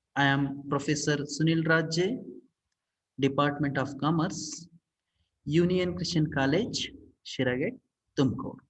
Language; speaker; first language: English; non-native, local second language; Kannada